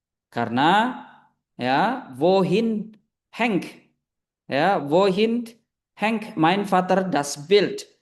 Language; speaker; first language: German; non-native, fluent; Indonesian